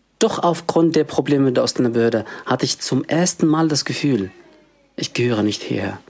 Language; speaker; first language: German; non-native, fluent; Arabic